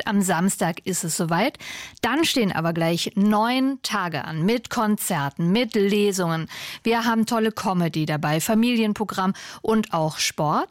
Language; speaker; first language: German; native; German